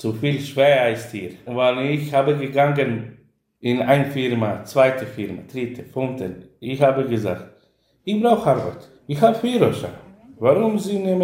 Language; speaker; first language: German; non-native, learner; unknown